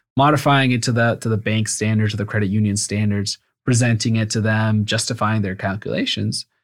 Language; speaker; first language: English; early bilingual, other home language; Spanish